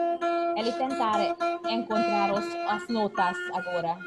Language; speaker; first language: Portuguese; non-native, fluent; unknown